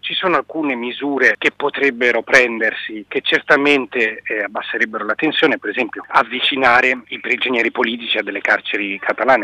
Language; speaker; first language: Italian; native; Italian